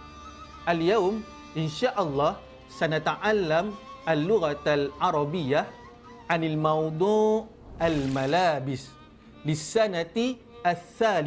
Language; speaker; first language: Arabic; non-native, fluent; Malay